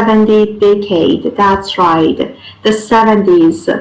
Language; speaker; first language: English; non-native, fluent; Persian